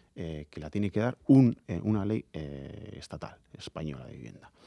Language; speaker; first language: Spanish; native; Spanish